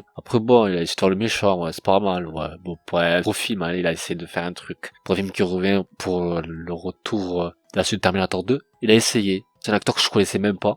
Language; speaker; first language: French; native; French